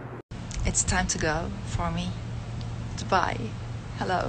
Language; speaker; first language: English; non-native, fluent; Turkish